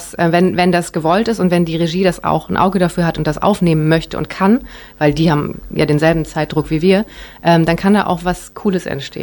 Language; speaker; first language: German; native; German